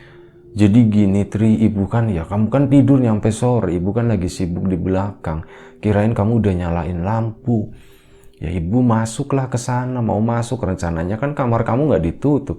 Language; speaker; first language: Indonesian; native; Indonesian